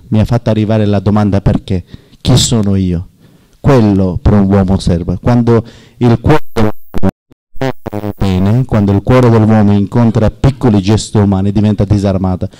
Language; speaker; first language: Italian; non-native, learner; Persian